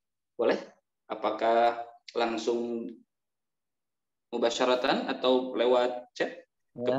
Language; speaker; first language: Indonesian; native; Indonesian